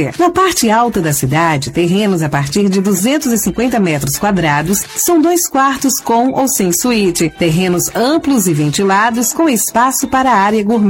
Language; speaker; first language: Portuguese; native; Portuguese